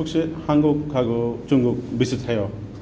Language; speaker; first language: Korean; non-native, learner; Bangla